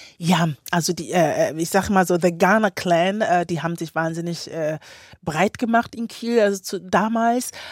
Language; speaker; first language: German; early bilingual, other home language; Akan